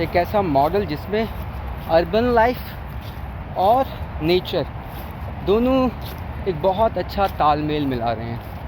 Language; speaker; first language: Hindi; native; Hindi